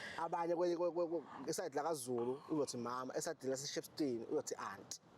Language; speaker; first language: Zulu; native; Zulu